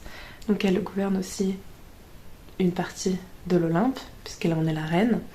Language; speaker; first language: French; native; French